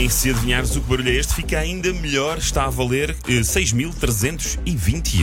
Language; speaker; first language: Portuguese; native; Portuguese